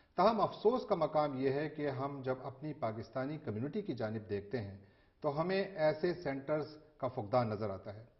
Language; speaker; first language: Urdu; non-native, local second language; Pashto